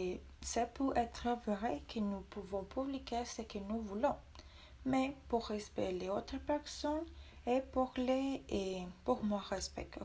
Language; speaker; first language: French; non-native, learner; Spanish